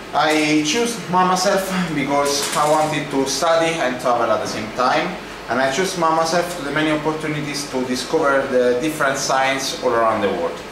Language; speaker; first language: English; non-native, fluent; Italian